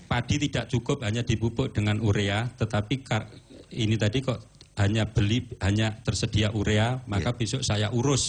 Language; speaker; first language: Indonesian; non-native, local second language; Javanese